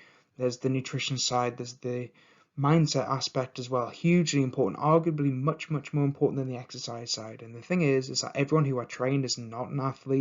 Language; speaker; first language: English; native; English